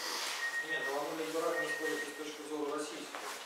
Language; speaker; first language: Ukrainian; native; Ukrainian